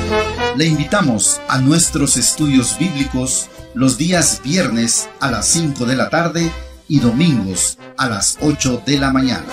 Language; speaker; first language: Spanish; native; Spanish